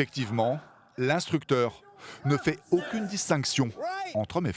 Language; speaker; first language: French; native; French